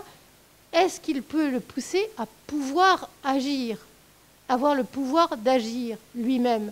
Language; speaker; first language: French; native; French